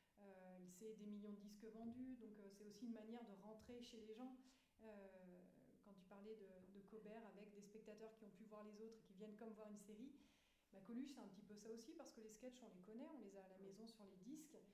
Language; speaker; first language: French; native; French